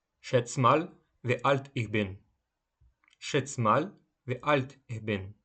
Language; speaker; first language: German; non-native, fluent; Ukrainian